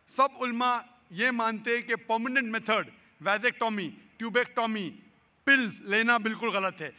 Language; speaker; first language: Hindi; non-native, local second language; Konkani